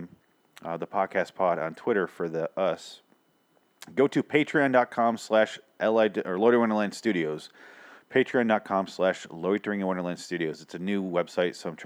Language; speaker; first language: English; native; English